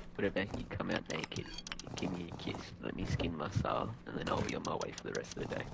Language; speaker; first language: English; native; English